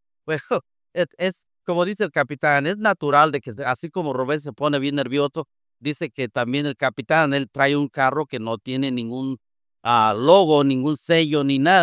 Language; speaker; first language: Spanish; native; Spanish